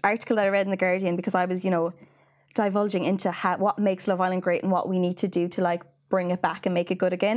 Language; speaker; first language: English; native; English